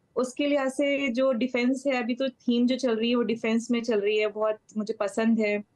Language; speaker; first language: Hindi; native; Hindi